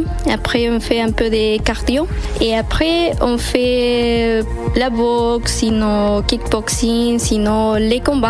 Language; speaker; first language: French; non-native, fluent; Spanish